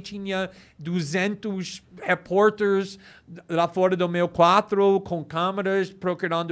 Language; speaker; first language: Portuguese; non-native, fluent; English